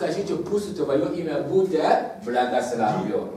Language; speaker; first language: Russian; non-native, learner; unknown